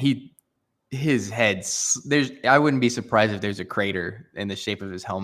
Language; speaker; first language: English; native; English